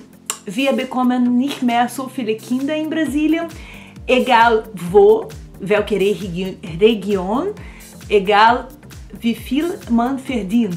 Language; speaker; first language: German; non-native, fluent; Portuguese